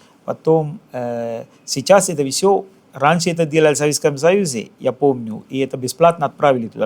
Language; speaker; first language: Russian; non-native, fluent; Sinhala